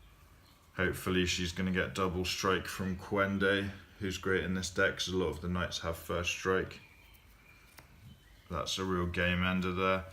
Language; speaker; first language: English; native; English